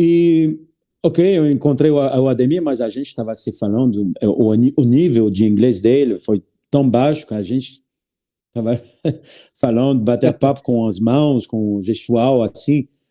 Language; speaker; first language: Portuguese; non-native, learner; French